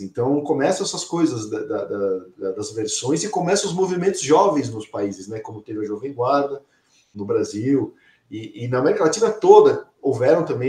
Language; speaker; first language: Portuguese; native; Portuguese